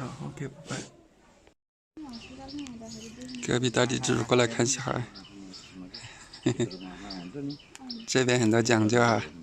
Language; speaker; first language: Chinese; native; Chinese